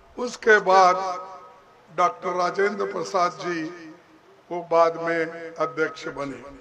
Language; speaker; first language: Hindi; non-native, local second language; Kannada